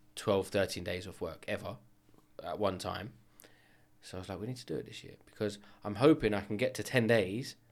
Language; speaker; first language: English; native; English